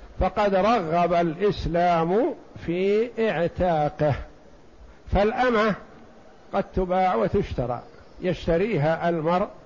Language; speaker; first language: Arabic; native; Arabic